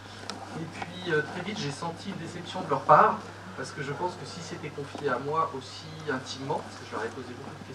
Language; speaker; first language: French; native; French